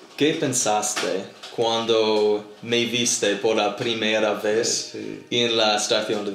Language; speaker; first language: Spanish; non-native, learner; English